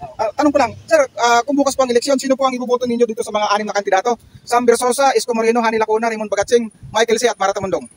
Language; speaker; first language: Filipino; native; Filipino